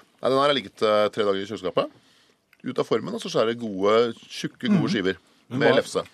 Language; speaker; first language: Norwegian; native; Norwegian